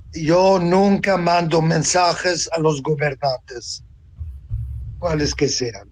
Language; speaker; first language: Spanish; non-native, fluent; Italian